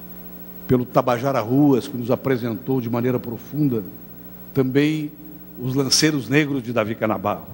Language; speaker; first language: Portuguese; native; Portuguese